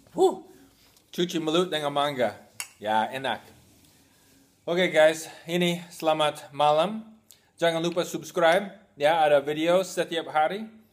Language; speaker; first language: Indonesian; non-native, fluent; English